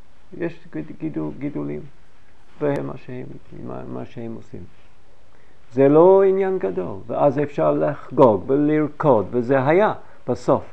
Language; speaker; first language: Hebrew; non-native, fluent; English